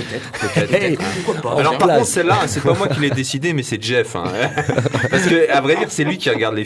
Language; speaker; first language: French; native; French